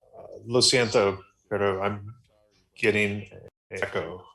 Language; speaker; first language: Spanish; non-native, learner; English